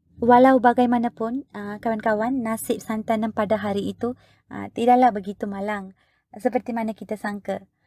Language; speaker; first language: Malay; non-native, local second language; Tamil